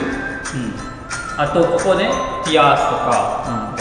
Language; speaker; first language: Japanese; non-native, learner; Indonesian